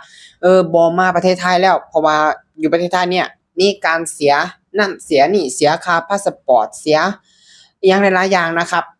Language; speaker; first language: Thai; non-native, local second language; Lao